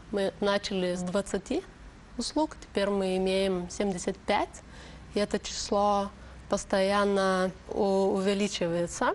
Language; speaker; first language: Russian; non-native, learner; Lithuanian